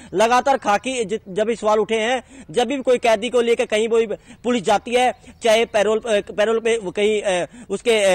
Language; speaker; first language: Hindi; native; Hindi